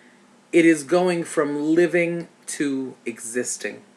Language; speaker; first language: English; native; English